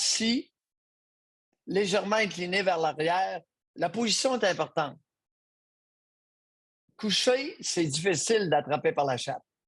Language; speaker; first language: French; native; French